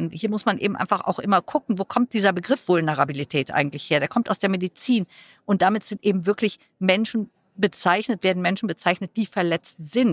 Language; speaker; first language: German; native; German